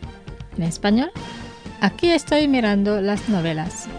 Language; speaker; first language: Spanish; non-native, fluent; Indonesian